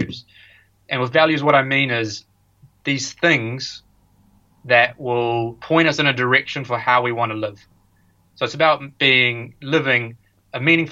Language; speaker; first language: English; native; English